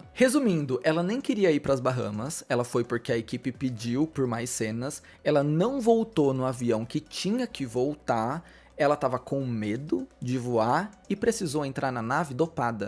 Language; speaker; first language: Portuguese; native; Portuguese